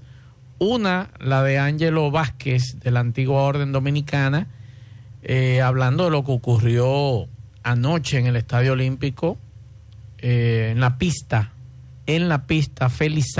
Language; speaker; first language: Spanish; native; Spanish